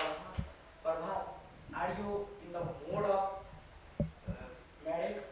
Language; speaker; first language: English; non-native, learner; Hindi